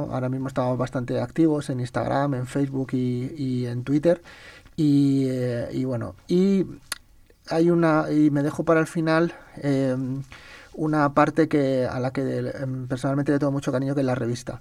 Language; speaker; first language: Spanish; native; Spanish